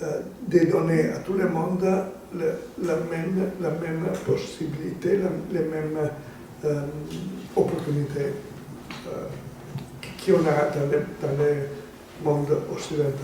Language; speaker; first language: French; non-native, learner; Italian